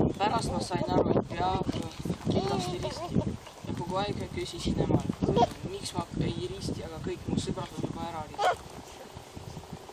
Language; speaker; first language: Estonian; non-native, local second language; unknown